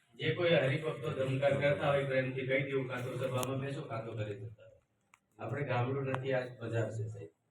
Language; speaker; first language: Gujarati; native; Gujarati